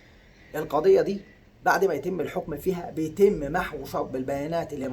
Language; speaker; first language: Arabic; native; Arabic